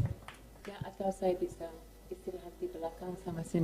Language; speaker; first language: Indonesian; non-native, fluent; English